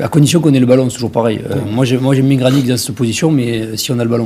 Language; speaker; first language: French; native; French